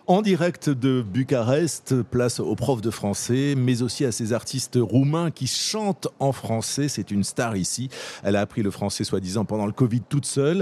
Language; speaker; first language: French; native; French